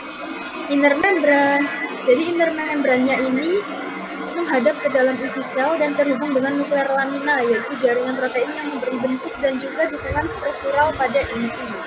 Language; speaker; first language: Indonesian; native; Indonesian